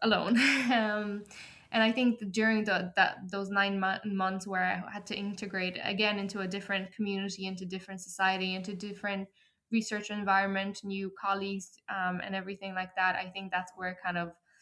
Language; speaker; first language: English; early bilingual, other home language; Polish